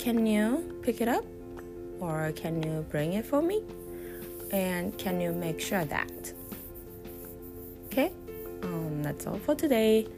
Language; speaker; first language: English; non-native, fluent; Japanese